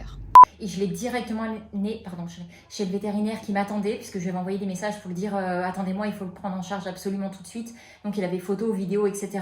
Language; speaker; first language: French; native; French